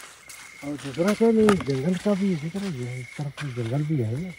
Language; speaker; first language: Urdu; non-native, local second language; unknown